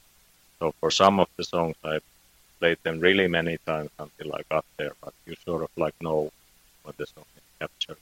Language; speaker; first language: English; non-native, fluent; Finnish